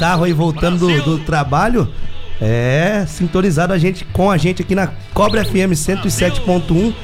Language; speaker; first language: Portuguese; native; Portuguese